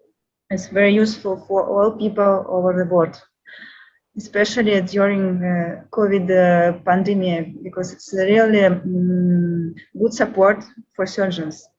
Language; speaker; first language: English; non-native, learner; Russian